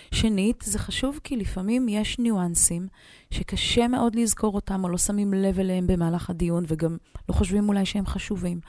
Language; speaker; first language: Hebrew; native; Hebrew